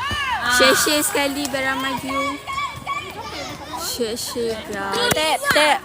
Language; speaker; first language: Malay; native; Malay